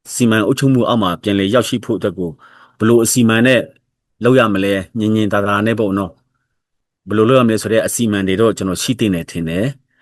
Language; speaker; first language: Burmese; non-native, local second language; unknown